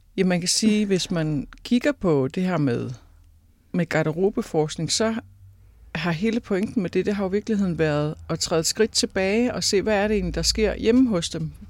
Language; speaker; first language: Danish; native; Danish